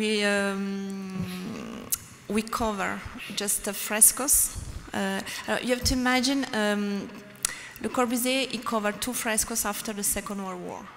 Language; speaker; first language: English; non-native, learner; French